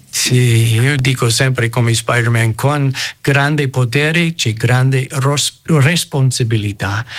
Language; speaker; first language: Italian; non-native, fluent; English